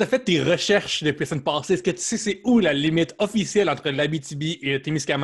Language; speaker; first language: French; native; French